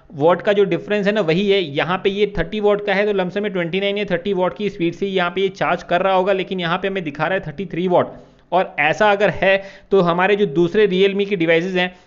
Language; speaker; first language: Hindi; native; Hindi